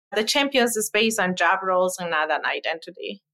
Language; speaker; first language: English; non-native, fluent; Spanish